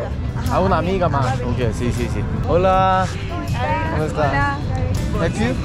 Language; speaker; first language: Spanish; non-native, learner; Korean